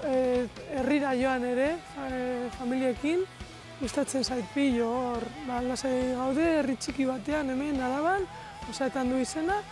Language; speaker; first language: Basque; non-native, local second language; Spanish